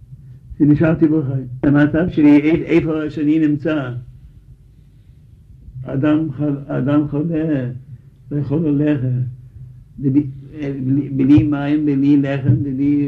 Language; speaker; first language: Hebrew; non-native, fluent; Yiddish